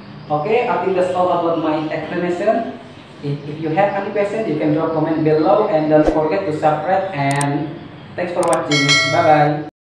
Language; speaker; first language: English; non-native, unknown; Indonesian